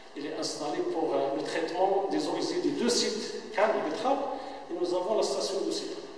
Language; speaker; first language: French; non-native, local second language; Arabic